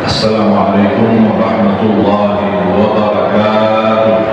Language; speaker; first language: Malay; non-native, fluent; Arabic